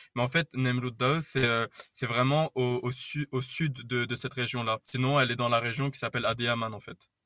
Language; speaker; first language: French; native; French